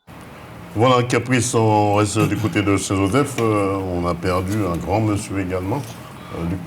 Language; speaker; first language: French; native; French